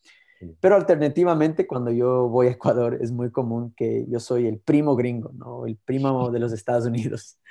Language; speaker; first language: Spanish; early bilingual, heritage; Spanish